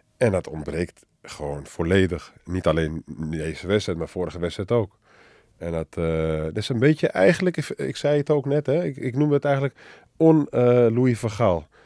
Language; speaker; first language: Dutch; early bilingual, other home language; Arabic